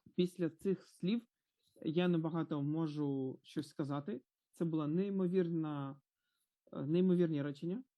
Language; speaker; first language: Ukrainian; non-native, fluent; Croatian